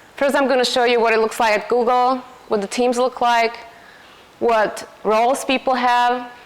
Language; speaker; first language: English; non-native, fluent; Slovak